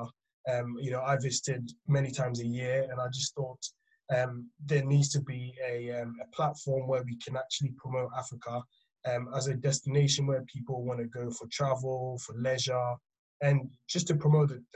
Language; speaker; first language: English; non-native, local second language; Akan